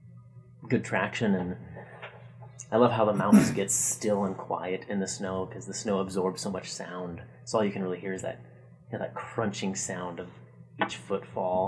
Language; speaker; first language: English; native; English